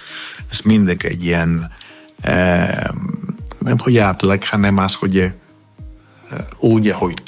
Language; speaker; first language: Hungarian; non-native, fluent; Greek